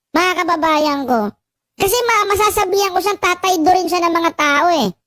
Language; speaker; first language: Filipino; native; Filipino